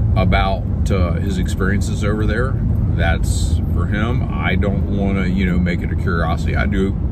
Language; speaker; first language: English; native; English